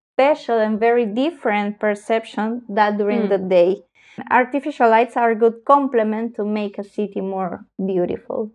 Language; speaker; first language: English; non-native, learner; Spanish